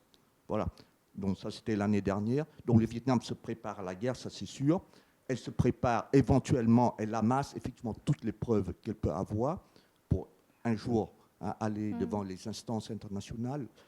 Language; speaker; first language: French; native; French